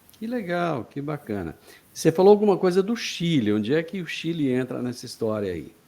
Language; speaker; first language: Portuguese; native; Portuguese